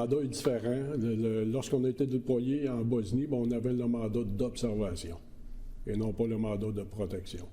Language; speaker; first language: French; native; French